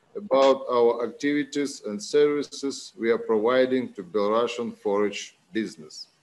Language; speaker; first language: English; non-native, fluent; Russian